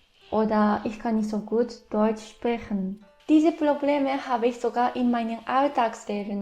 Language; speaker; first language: German; non-native, fluent; Japanese